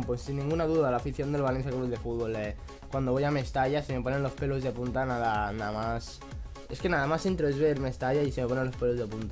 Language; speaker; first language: Spanish; native; Spanish